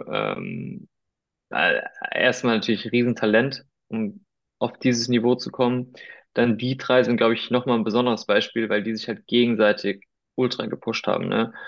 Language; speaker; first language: German; early bilingual, other home language; Spanish